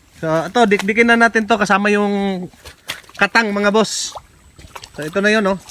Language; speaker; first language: Filipino; non-native, local second language; Cebuano